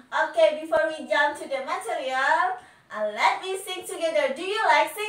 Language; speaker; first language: English; non-native, learner; Indonesian